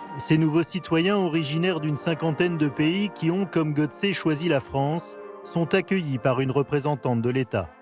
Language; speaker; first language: French; native; French